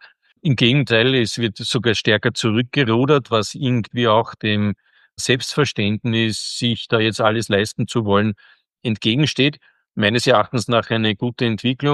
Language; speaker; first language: German; native; German